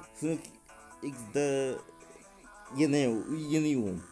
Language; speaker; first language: Turkish; non-native, learner; Russian